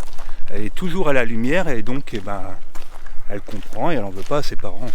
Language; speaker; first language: French; native; French